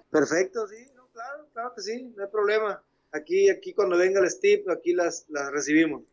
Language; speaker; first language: Spanish; native; Spanish